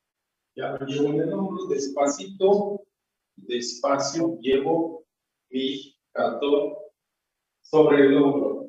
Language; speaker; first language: Spanish; native; Spanish